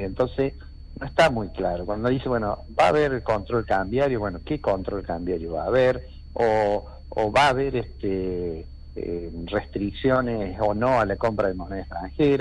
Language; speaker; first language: Spanish; native; Spanish